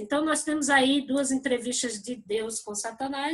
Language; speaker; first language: Portuguese; native; Portuguese